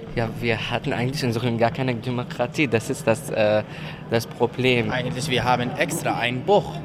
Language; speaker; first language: German; non-native, learner; Arabic